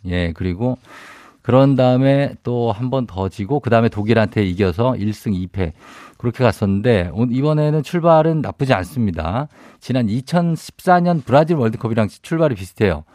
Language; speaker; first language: Korean; native; Korean